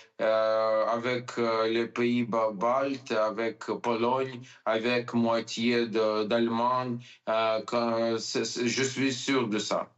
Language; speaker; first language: French; non-native, learner; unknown